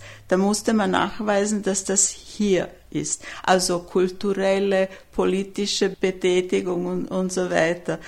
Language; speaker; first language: German; non-native, fluent; Serbian